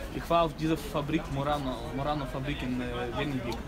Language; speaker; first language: German; non-native, fluent; Russian